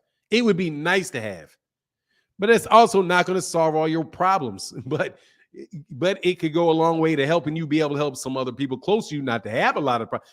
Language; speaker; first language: English; native; English